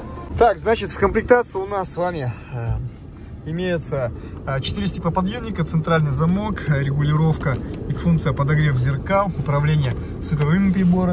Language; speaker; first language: Russian; native; Russian